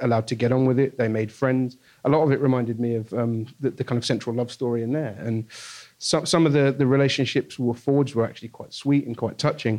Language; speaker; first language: English; native; English